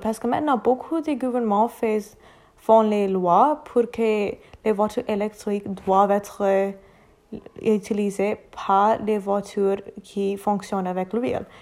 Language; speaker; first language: French; non-native, learner; English